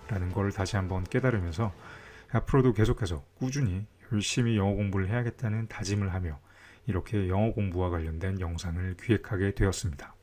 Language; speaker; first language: Korean; native; Korean